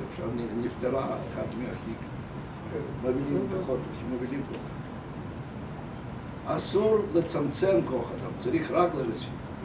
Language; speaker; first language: Hebrew; non-native, fluent; Russian